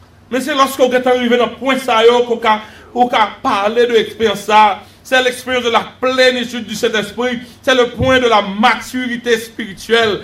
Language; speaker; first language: French; native; French